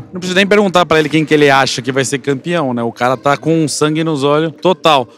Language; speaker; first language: Portuguese; native; Portuguese